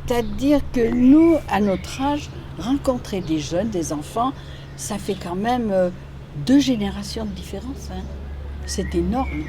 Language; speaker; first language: French; native; French